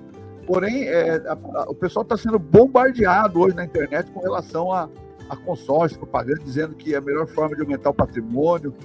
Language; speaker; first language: Portuguese; native; Portuguese